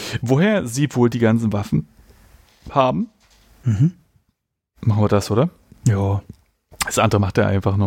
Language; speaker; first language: German; native; German